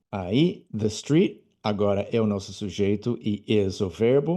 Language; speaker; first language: Portuguese; non-native, fluent; English